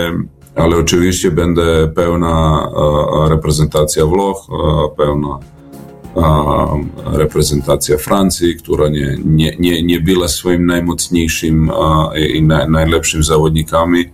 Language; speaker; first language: Polish; non-native, learner; Serbian